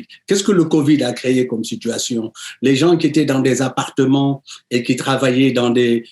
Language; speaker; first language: French; native; French